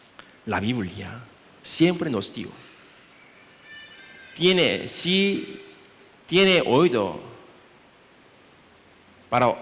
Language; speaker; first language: Spanish; non-native, learner; Korean